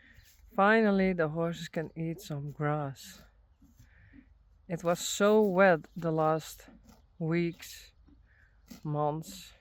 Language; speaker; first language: English; non-native, learner; Western Frisian